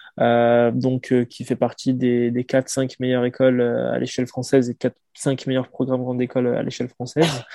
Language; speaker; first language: French; native; French